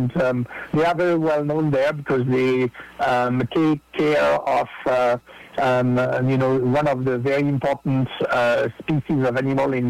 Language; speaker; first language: English; non-native, fluent; French